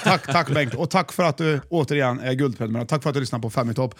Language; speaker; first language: Swedish; native; Swedish